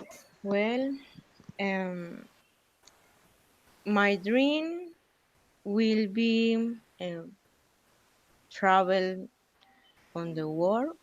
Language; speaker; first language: English; non-native, learner; Spanish